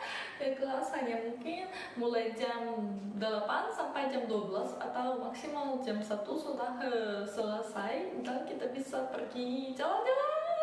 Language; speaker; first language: Indonesian; early bilingual, other home language; Russian